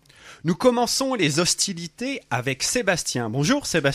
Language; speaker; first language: French; native; French